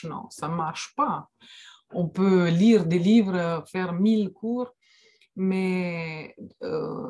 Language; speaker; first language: French; non-native, fluent; Romanian